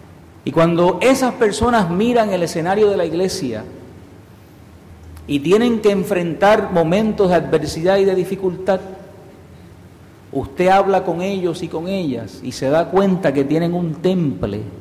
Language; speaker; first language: Spanish; native; Spanish